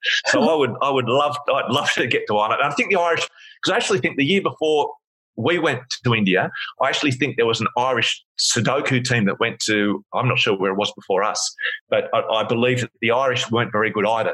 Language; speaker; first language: English; native; English